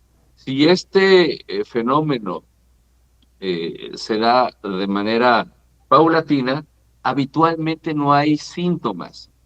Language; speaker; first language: Spanish; native; Spanish